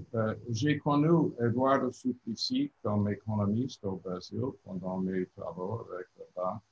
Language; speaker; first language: French; non-native, learner; English